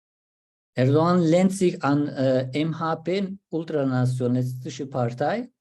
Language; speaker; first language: German; non-native, learner; Turkish